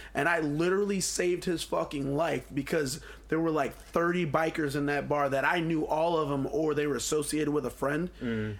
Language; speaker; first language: English; native; English